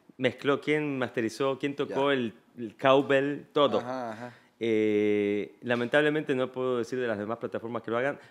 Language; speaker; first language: Spanish; native; Spanish